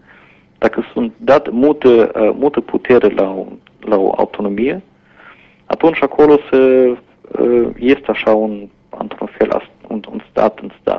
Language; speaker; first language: Romanian; non-native, fluent; German